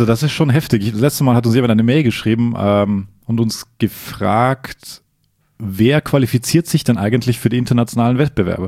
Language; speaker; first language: German; native; German